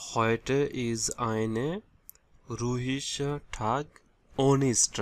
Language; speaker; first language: German; non-native, fluent; Bangla